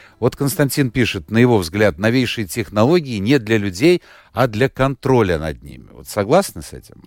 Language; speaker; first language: Russian; native; Russian